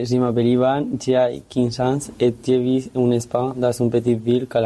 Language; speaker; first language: French; non-native, learner; Spanish